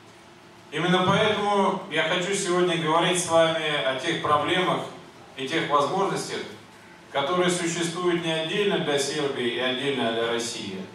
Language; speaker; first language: Russian; native; Russian